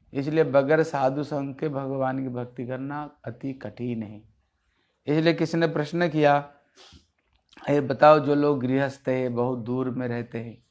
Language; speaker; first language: Hindi; non-native, local second language; Bangla